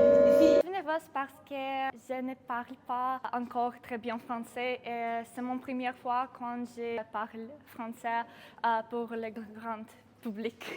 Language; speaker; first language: French; non-native, learner; Ukrainian